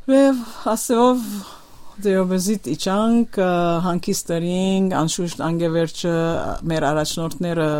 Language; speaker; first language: Armenian; early bilingual, heritage; Armenian